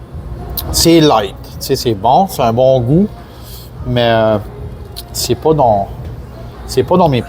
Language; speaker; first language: French; native; French